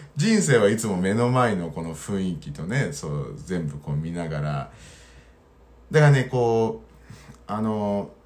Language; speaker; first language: Japanese; non-native, fluent; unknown